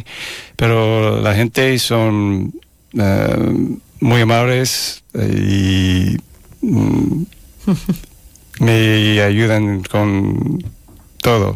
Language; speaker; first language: Spanish; non-native, fluent; English